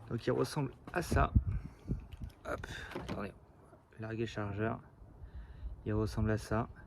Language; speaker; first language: French; native; French